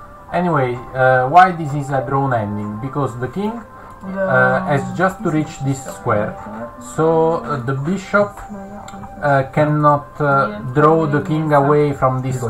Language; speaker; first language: English; non-native, fluent; Italian